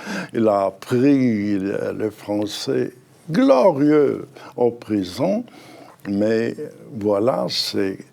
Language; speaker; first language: French; non-native, fluent; Hebrew